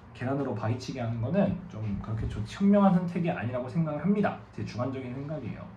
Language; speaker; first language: Korean; native; Korean